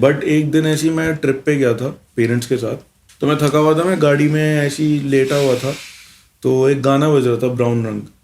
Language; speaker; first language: Hindi; early bilingual, other home language; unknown